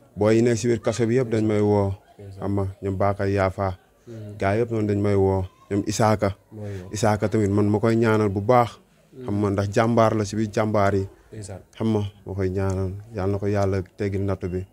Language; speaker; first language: Wolof; non-native, local second language; Serer